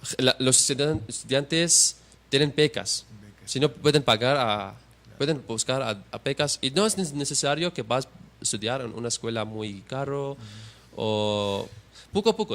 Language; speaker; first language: Spanish; non-native, learner; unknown